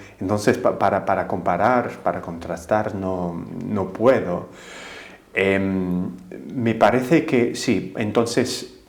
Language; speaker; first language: Spanish; non-native, fluent; English